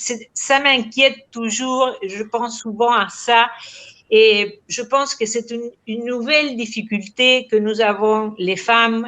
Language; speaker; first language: French; non-native, fluent; Spanish